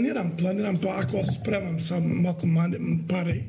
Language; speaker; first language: Macedonian; early bilingual, heritage; Macedonian